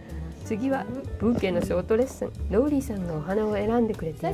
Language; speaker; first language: Japanese; native; Japanese